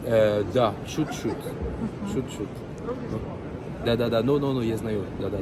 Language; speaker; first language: Russian; non-native, learner; French